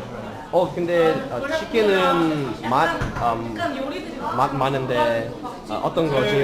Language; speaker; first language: Korean; non-native, learner; English